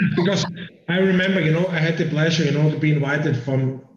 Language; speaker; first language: English; non-native, fluent; German